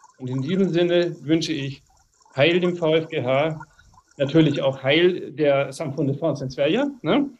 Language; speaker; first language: German; native; German